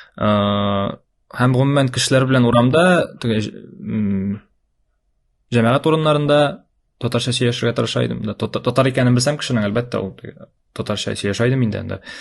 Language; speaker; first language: Tatar; native; Tatar